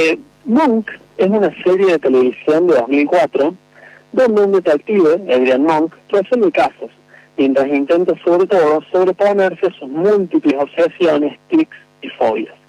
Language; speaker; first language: Spanish; native; Spanish